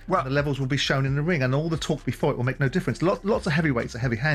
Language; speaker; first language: English; native; English